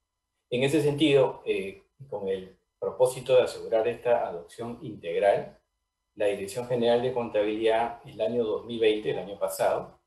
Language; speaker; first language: Spanish; native; Spanish